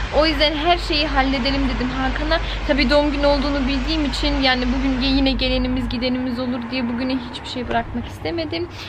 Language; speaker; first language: Turkish; early bilingual, heritage; Turkish